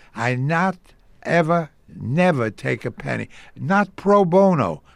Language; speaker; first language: English; early bilingual, other home language; Yiddish